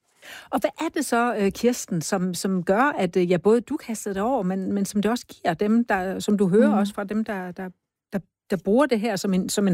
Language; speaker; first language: Danish; native; Danish